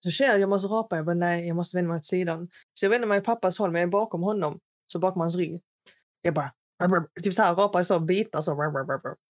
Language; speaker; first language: Swedish; non-native, fluent; Arabic